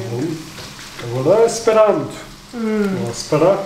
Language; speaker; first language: Portuguese; non-native, learner; Turkish